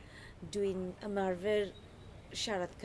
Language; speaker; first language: Welsh; non-native, learner; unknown